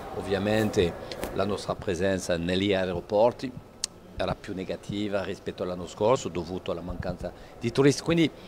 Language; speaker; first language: Italian; non-native, fluent; French